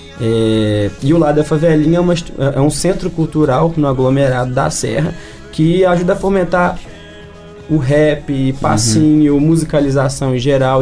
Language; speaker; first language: Portuguese; native; Portuguese